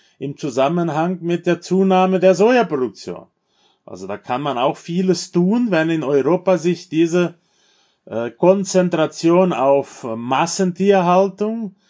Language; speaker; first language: German; non-native, fluent; Portuguese